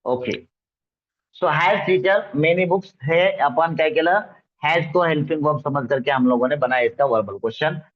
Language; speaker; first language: Hindi; non-native, local second language; Marathi